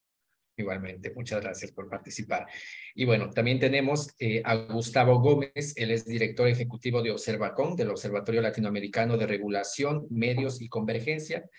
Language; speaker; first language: Spanish; native; Spanish